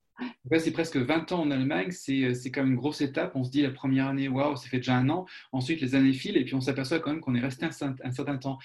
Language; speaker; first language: French; native; French